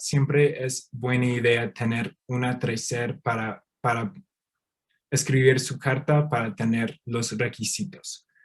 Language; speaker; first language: Spanish; non-native, fluent; English